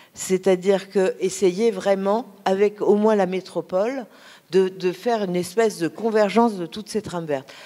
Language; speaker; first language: French; native; French